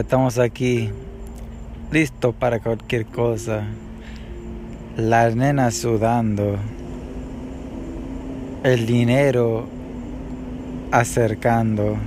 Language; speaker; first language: Spanish; non-native, learner; English